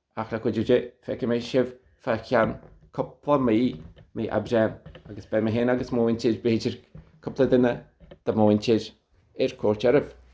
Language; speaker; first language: Irish; native; Irish